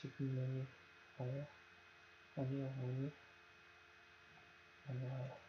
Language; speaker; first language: Korean; non-native, learner; Nepali